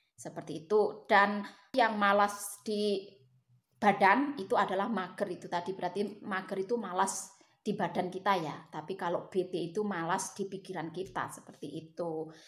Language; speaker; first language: Indonesian; native; Indonesian